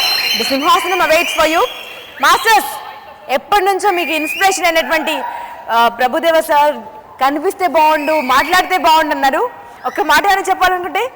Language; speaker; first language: Telugu; native; Telugu